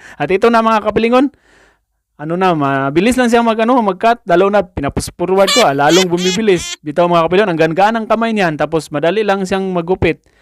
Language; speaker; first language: Filipino; non-native, local second language; Cebuano